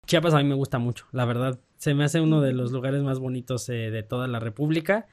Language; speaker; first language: Spanish; native; Spanish